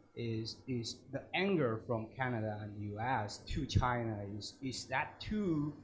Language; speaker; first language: English; native; English